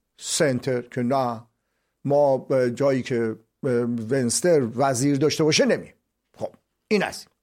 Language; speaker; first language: Persian; native; Persian